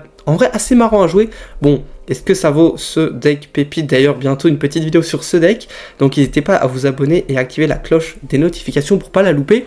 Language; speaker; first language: French; native; French